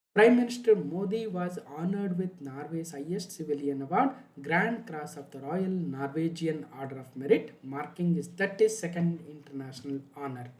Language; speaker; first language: English; non-native, local second language; Kannada